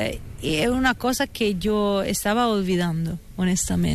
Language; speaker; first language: Spanish; non-native, fluent; Italian